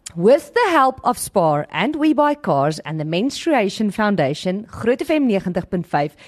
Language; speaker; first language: English; non-native, local second language; Afrikaans